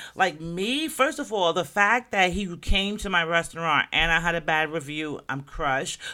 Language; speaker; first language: English; native; English